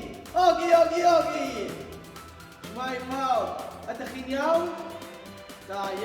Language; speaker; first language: Welsh; non-native, local second language; English